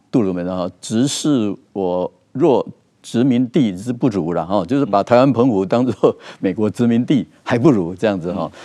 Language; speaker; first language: Chinese; native; Chinese